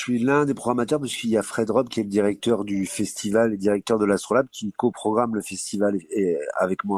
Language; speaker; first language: French; native; French